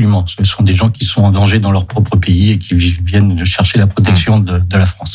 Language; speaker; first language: French; native; French